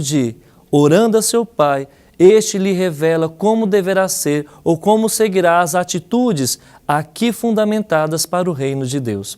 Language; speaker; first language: Portuguese; native; Portuguese